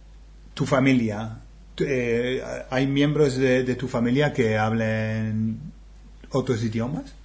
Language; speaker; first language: Spanish; non-native, fluent; English